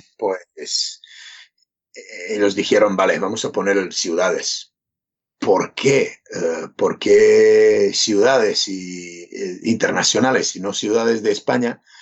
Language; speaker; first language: Spanish; non-native, fluent; Serbian